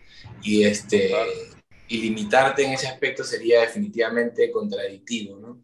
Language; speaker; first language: Spanish; native; Spanish